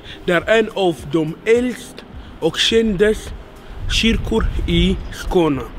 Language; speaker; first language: Swedish; non-native, fluent; Arabic